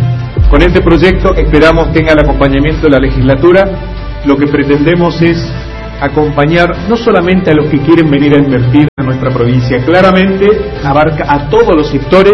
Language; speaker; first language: Spanish; native; Spanish